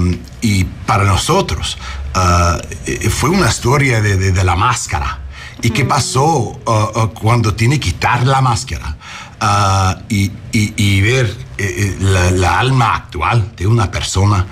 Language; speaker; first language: Spanish; early bilingual, heritage; English